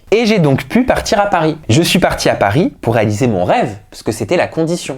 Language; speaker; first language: French; native; French